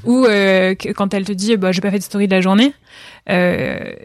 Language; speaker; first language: French; native; French